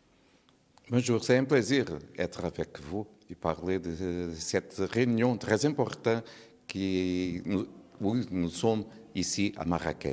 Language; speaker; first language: French; non-native, learner; Portuguese